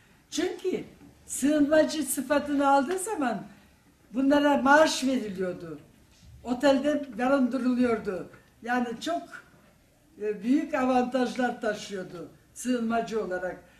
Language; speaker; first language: Turkish; non-native, fluent; German